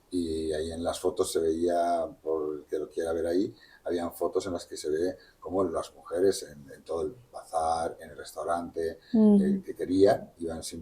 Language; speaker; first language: Spanish; native; Spanish